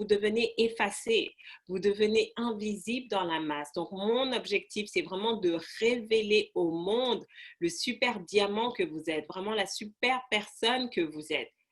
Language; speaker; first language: French; non-native, local second language; Arabic